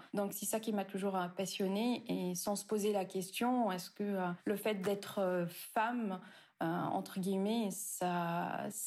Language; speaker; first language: French; non-native, local second language; Arabic